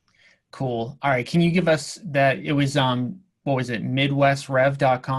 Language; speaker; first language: English; native; English